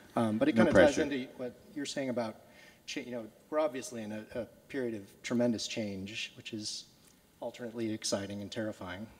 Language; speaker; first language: English; native; English